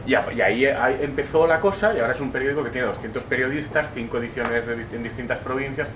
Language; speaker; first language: Spanish; native; Spanish